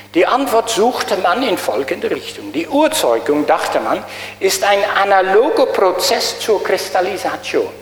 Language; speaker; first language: German; native; German